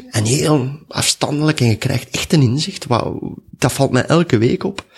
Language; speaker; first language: Dutch; native; Dutch